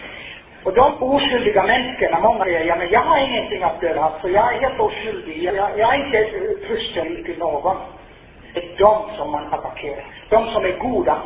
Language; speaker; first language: Swedish; non-native, fluent; Finnish